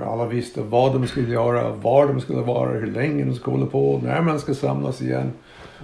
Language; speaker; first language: Swedish; non-native, fluent; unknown